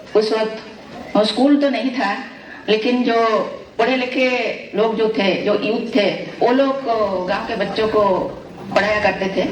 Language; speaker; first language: Hindi; non-native, local second language; Santali